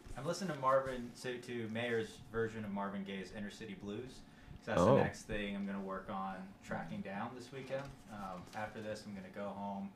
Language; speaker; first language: English; native; English